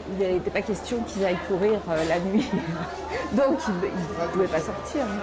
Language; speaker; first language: French; native; French